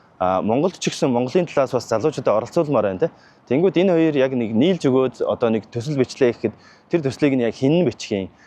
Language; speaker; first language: Mongolian; native; Mongolian